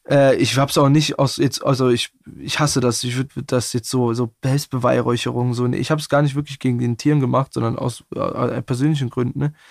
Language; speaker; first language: German; native; German